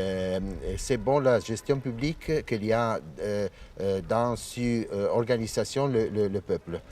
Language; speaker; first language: French; non-native, learner; Italian